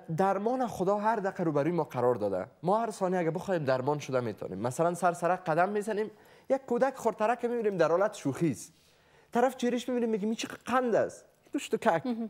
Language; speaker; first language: Persian; native; Persian